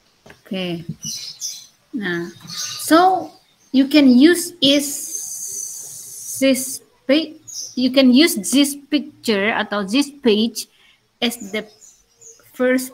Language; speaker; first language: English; non-native, learner; Indonesian